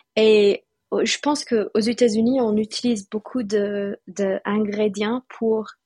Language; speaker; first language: French; non-native, fluent; English